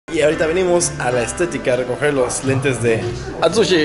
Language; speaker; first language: Spanish; native; Spanish